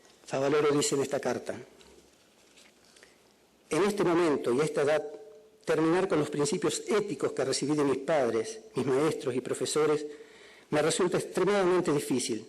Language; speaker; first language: Spanish; native; Spanish